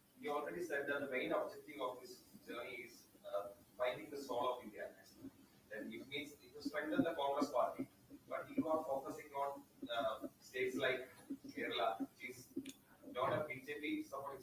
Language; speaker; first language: English; non-native, local second language; Malayalam